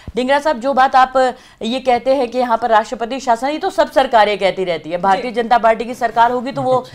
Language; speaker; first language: Hindi; native; Hindi